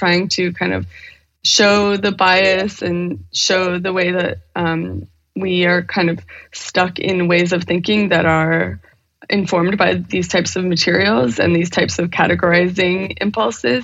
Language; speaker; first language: English; native; English